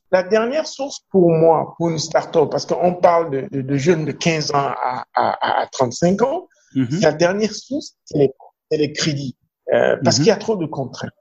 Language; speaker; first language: French; non-native, local second language; Fon